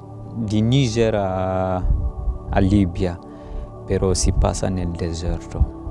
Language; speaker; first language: Italian; non-native, fluent; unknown